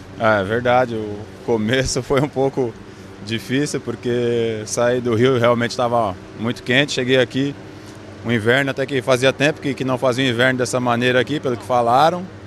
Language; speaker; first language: Portuguese; native; Portuguese